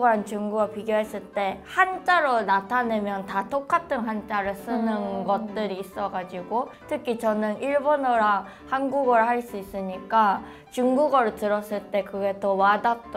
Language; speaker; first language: Korean; non-native, fluent; Japanese